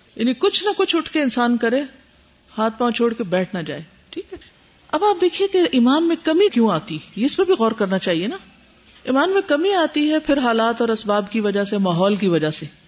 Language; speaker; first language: Urdu; native; Urdu